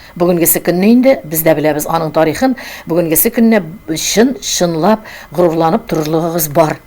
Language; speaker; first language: Tatar; native; Tatar